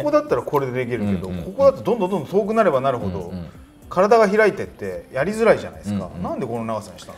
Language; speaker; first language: Japanese; native; Japanese